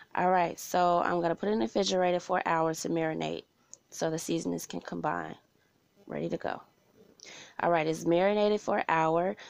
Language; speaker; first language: English; native; English